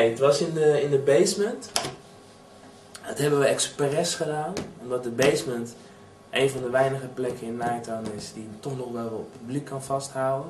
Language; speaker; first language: Dutch; native; Dutch